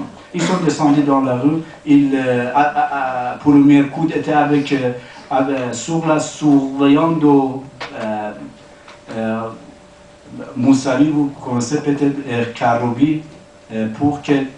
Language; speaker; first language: French; non-native, learner; Persian